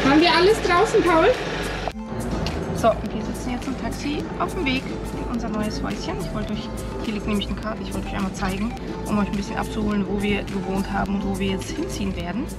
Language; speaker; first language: German; native; German